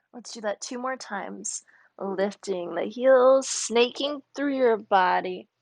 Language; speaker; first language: English; native; English